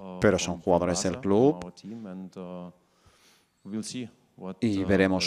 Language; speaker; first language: Spanish; non-native, learner; German